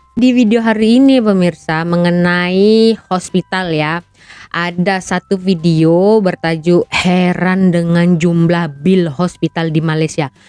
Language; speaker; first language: Indonesian; native; Indonesian